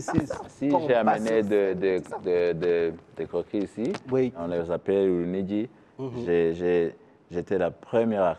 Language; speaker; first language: French; non-native, learner; Kinyarwanda